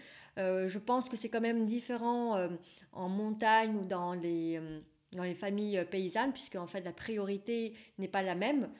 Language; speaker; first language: French; non-native, fluent; Vietnamese